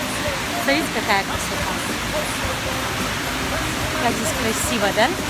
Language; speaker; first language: Russian; non-native, local second language; Kumyk